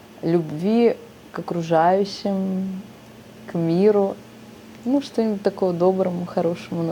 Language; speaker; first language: Russian; native; Russian